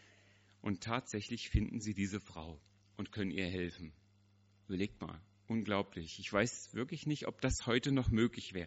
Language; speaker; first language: German; native; German